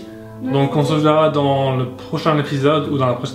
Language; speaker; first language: French; native; French